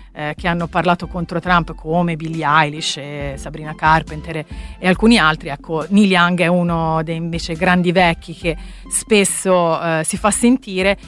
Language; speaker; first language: Italian; native; Italian